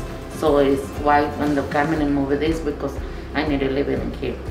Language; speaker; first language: English; non-native, learner; Spanish